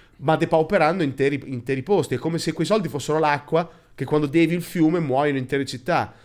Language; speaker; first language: Italian; native; Italian